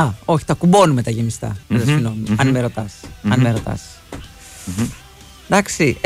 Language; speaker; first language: Greek; native; Greek